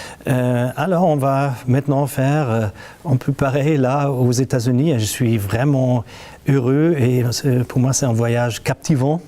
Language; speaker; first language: French; non-native, fluent; German